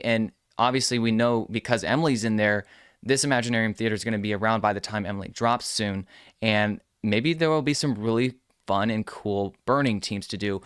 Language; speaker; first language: English; native; English